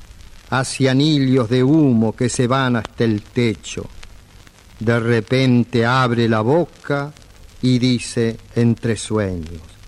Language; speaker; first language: Spanish; native; Spanish